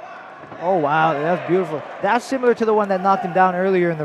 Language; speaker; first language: English; native; English